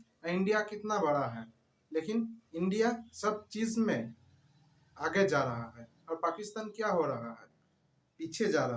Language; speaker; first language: Hindi; non-native, local second language; Bangla